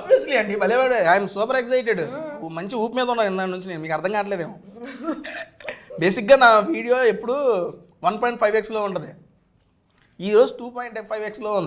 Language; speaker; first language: Telugu; native; Telugu